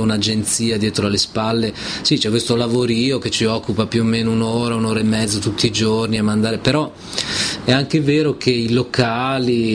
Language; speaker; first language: Italian; native; Italian